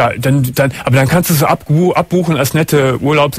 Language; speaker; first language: German; native; German